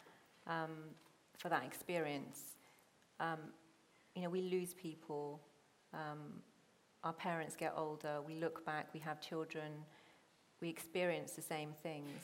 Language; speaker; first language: English; non-native, local second language; Punjabi